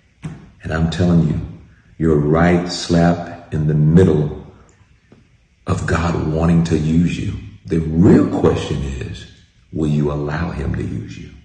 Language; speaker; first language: English; native; English